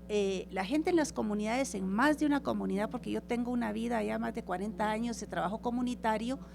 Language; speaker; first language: Spanish; native; Spanish